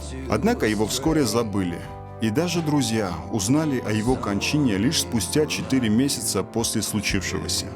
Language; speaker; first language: Russian; native; Russian